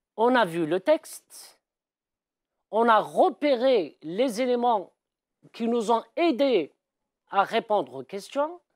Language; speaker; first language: French; non-native, local second language; Arabic